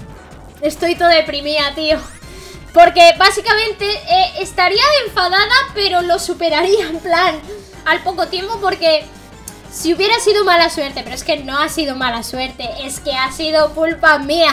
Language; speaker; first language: Spanish; native; Spanish